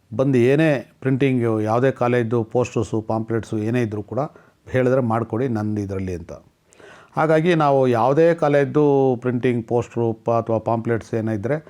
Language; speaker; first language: Kannada; non-native, local second language; Telugu